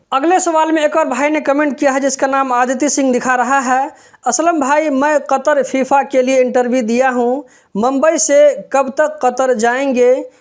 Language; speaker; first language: Hindi; native; Hindi